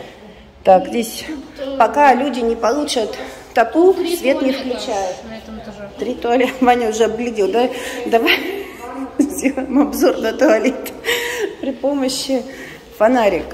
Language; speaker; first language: Russian; native; Russian